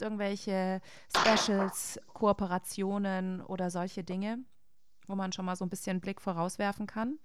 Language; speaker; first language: German; native; German